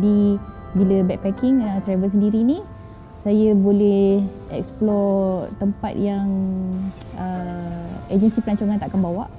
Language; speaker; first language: Malay; native; Malay